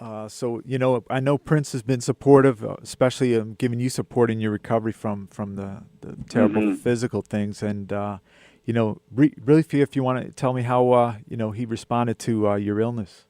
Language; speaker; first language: English; native; English